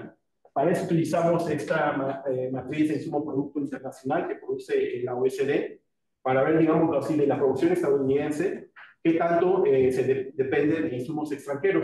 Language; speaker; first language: Spanish; native; Spanish